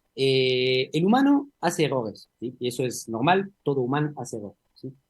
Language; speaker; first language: Spanish; early bilingual, heritage; Spanish